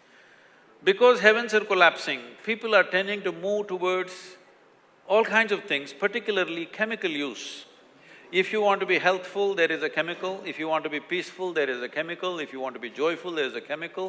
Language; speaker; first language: English; non-native, local second language; Kannada